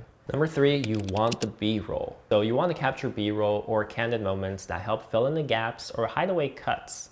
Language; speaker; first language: English; native; English